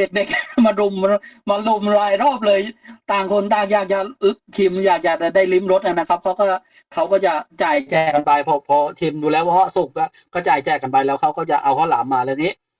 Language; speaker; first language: Thai; native; Thai